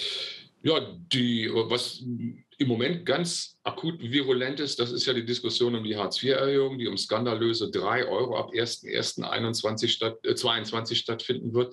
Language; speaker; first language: German; native; German